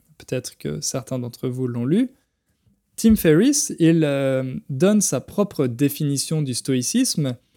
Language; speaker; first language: French; native; French